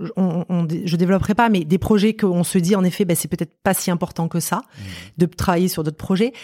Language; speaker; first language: French; native; French